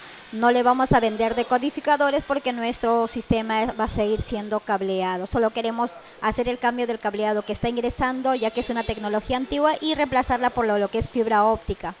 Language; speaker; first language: Spanish; native; Spanish